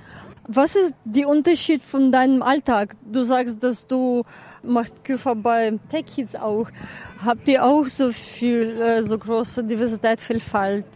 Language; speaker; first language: German; non-native, fluent; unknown